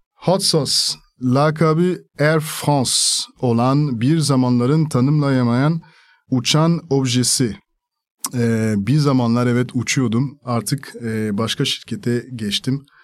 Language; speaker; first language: Turkish; non-native, fluent; French